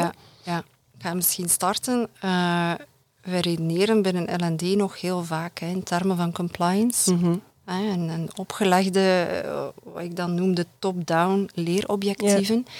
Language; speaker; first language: Dutch; native; Dutch